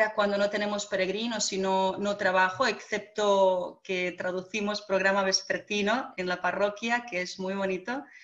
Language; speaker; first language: Spanish; non-native, fluent; Bosnian